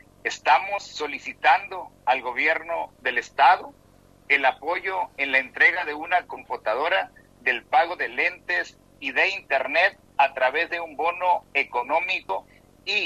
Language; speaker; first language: Spanish; native; Spanish